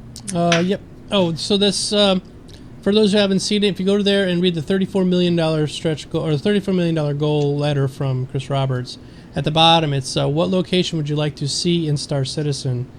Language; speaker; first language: English; native; English